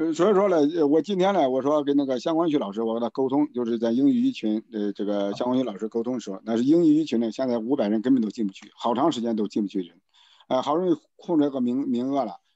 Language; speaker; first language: Chinese; native; Chinese